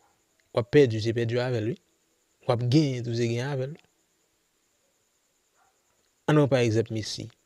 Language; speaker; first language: French; non-native, local second language; Haitian Creole